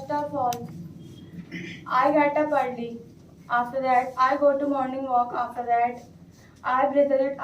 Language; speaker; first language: English; non-native, learner; Hindi